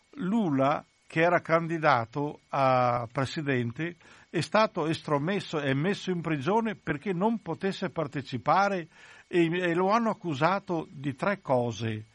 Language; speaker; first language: Italian; native; Italian